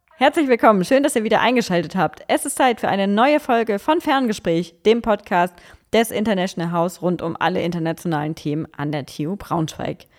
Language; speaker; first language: German; native; German